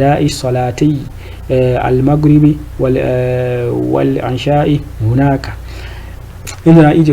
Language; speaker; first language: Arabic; non-native, fluent; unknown